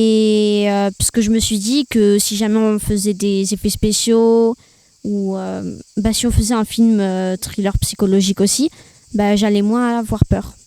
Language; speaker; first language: French; early bilingual, other home language; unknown